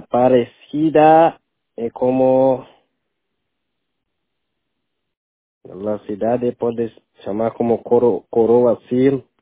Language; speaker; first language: Spanish; non-native, learner; Portuguese